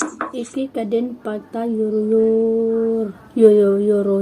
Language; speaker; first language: Turkish; non-native, learner; Filipino